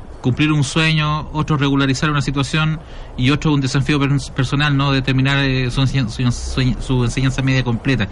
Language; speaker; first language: Spanish; native; Spanish